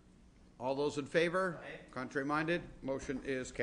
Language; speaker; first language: English; native; English